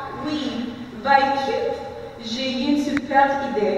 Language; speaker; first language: French; non-native, learner; Spanish